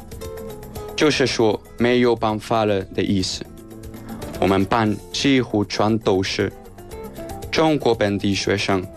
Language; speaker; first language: Chinese; non-native, fluent; Spanish